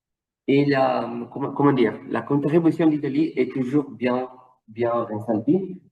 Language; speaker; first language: French; non-native, fluent; Italian